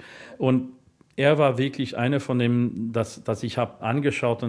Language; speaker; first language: German; non-native, fluent; English